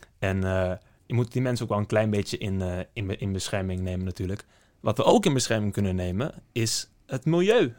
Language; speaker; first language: Dutch; native; Dutch